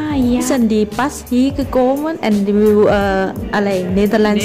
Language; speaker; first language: Dutch; non-native, learner; Thai